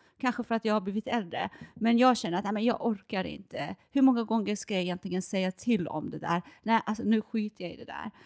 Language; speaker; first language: Swedish; non-native, fluent; Persian